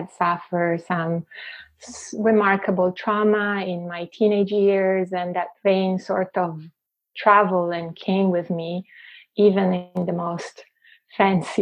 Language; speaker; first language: English; non-native, fluent; Italian